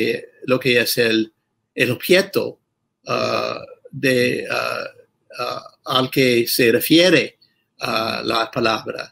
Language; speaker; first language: Spanish; non-native, fluent; English